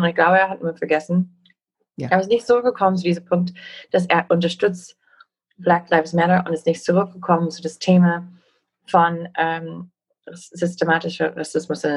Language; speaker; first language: German; non-native, fluent; English